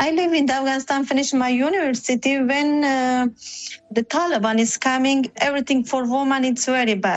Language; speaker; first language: English; non-native, learner; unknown